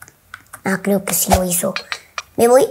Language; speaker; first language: Spanish; native; Spanish